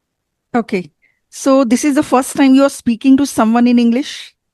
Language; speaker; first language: English; non-native, fluent; Hindi